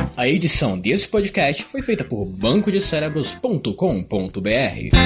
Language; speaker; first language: Portuguese; native; Portuguese